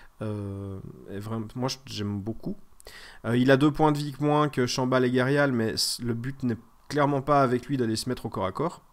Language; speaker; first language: French; native; French